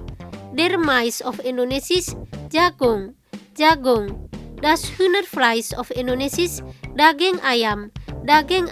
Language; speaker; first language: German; non-native, learner; Indonesian